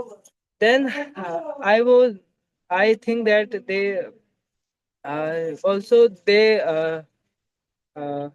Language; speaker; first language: English; non-native, local second language; Hindi